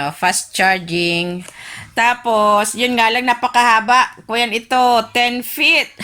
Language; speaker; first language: Filipino; non-native, local second language; Bikol